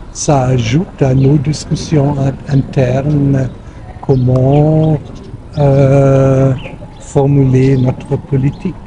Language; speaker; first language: French; non-native, fluent; German